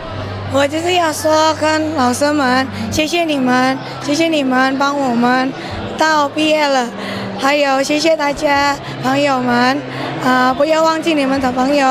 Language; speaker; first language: Chinese; non-native, learner; Indonesian